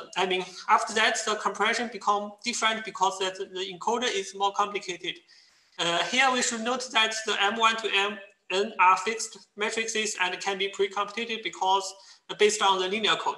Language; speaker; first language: English; non-native, fluent; Chinese